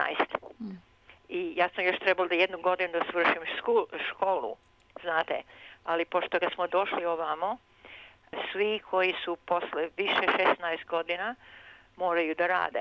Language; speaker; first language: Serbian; early bilingual, heritage; Serbian